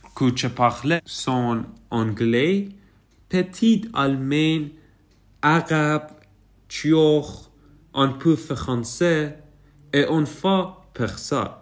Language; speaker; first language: French; non-native, fluent; Persian